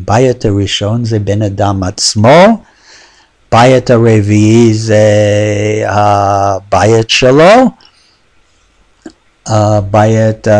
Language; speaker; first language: Hebrew; non-native, fluent; English